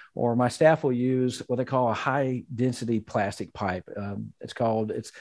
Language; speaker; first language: English; native; English